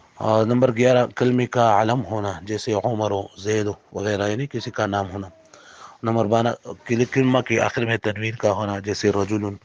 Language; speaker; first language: Urdu; non-native, local second language; Pashto